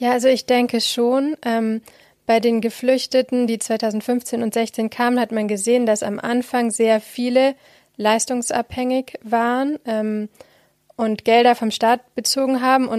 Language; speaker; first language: German; native; German